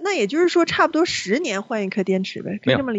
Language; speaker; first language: Chinese; native; Chinese